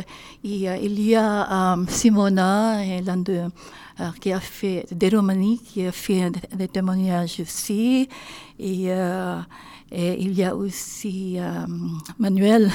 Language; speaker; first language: French; non-native, learner; Filipino